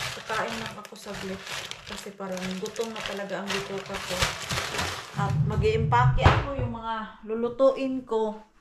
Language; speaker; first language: Filipino; native; Filipino